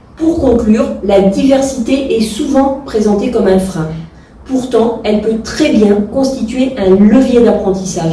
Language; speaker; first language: French; native; French